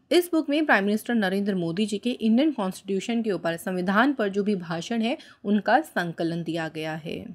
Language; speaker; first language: Hindi; native; Hindi